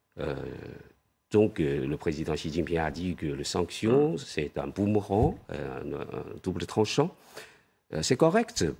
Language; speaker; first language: French; non-native, fluent; Chinese